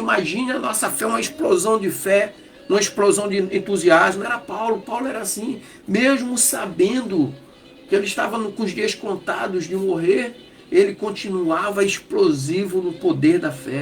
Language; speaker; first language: Portuguese; native; Portuguese